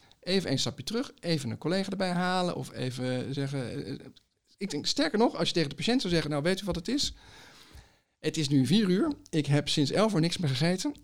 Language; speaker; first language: Dutch; native; Dutch